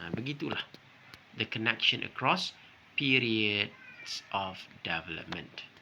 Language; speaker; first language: English; non-native, local second language; Malay